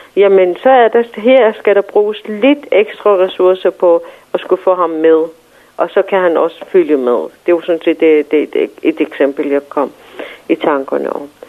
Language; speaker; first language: Danish; non-native, fluent; Persian